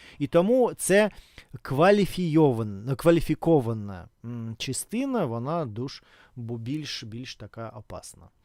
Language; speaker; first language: Ukrainian; non-native, local second language; Russian